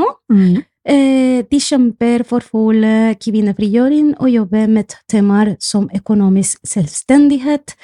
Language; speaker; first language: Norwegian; non-native, fluent; Spanish